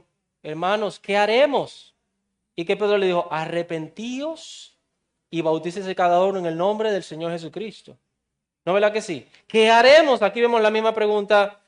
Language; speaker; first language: Spanish; native; Spanish